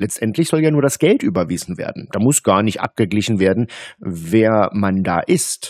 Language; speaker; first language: German; native; German